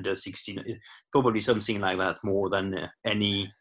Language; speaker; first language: English; non-native, fluent; French